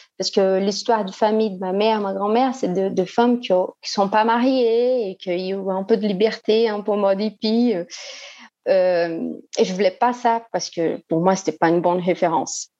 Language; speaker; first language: French; non-native, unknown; Portuguese